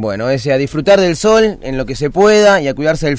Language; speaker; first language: Spanish; native; Spanish